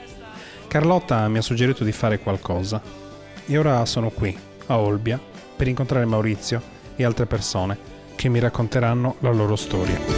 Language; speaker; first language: Italian; native; Italian